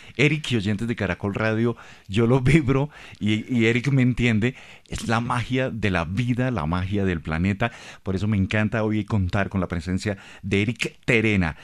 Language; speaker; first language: Spanish; native; Spanish